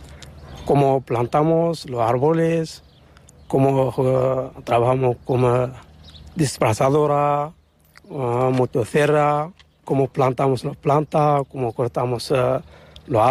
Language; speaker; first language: Spanish; non-native, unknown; Arabic